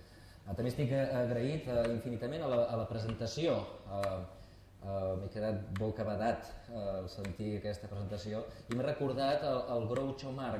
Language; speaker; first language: Catalan; native; Catalan